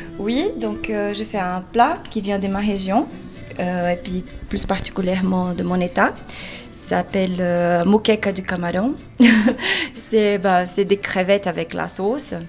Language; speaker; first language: French; non-native, fluent; Portuguese